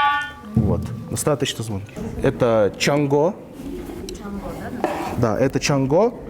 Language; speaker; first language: Russian; native; Russian